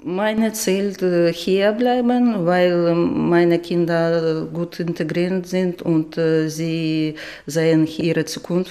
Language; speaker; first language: German; non-native, learner; Ukrainian